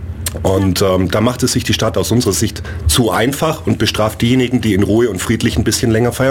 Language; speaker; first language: German; native; German